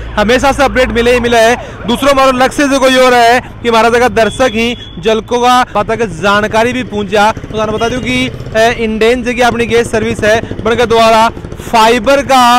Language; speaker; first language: Hindi; native; Hindi